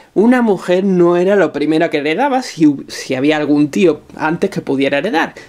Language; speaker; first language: Spanish; native; Spanish